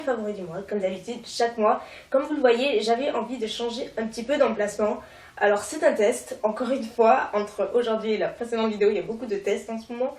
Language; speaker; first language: French; native; French